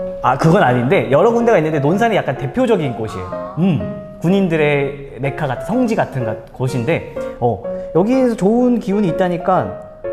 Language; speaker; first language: Korean; native; Korean